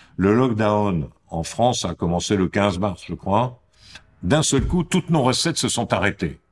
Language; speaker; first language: French; native; French